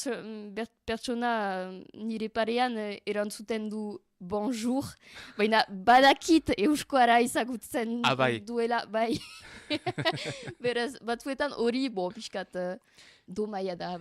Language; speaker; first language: Basque; non-native, learner; French